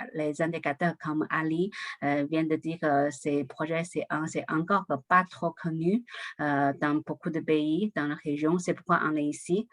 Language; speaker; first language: French; non-native, learner; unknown